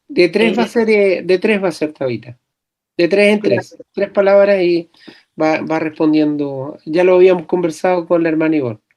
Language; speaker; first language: Spanish; native; Spanish